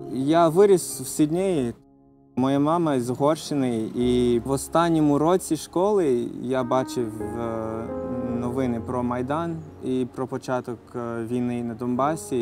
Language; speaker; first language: Ukrainian; non-native, fluent; English